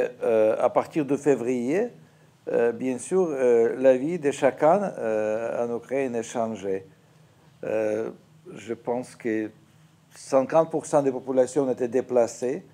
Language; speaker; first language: French; non-native, fluent; Russian